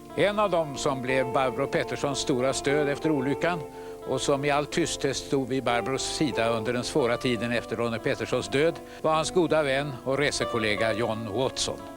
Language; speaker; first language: Swedish; native; Swedish